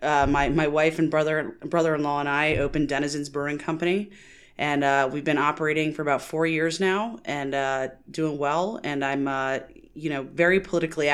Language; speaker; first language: English; native; English